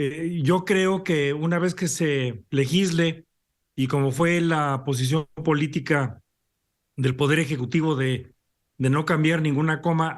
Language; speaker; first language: Spanish; native; Spanish